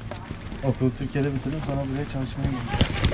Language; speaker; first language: Turkish; early bilingual, heritage; Turkish